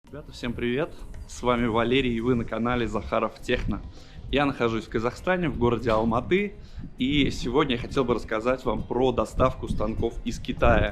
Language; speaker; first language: Russian; native; Russian